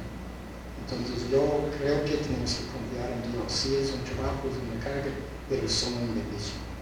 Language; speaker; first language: Spanish; non-native, fluent; English